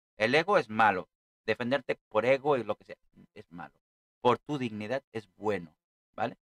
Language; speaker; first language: Spanish; native; Spanish